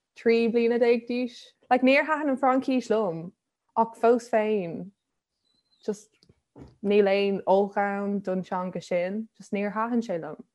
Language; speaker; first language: Irish; non-native, local second language; English